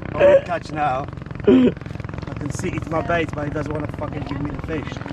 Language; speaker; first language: English; non-native, learner; German